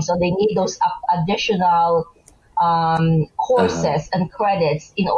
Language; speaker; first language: English; non-native, local second language; Hiligaynon